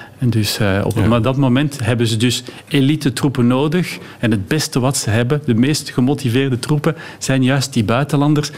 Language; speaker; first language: Dutch; native; Dutch